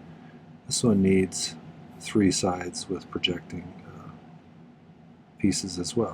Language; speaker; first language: English; native; English